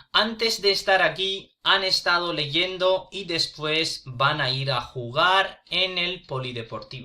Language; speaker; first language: Spanish; non-native, fluent; Urdu